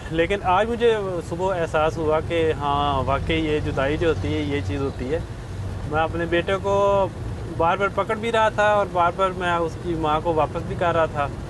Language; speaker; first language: Urdu; native; Urdu